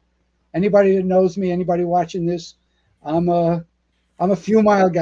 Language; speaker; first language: English; native; English